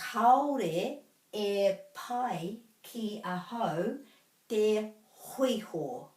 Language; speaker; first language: Māori; non-native, fluent; English